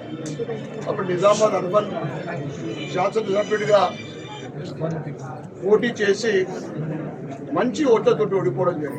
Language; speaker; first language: Telugu; native; Telugu